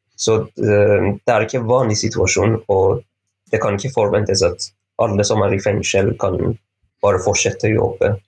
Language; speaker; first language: Norwegian; non-native, fluent; Persian